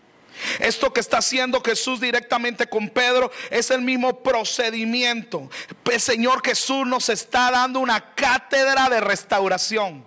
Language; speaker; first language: Spanish; native; Spanish